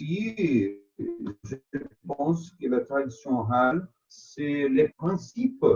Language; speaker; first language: French; non-native, fluent; Portuguese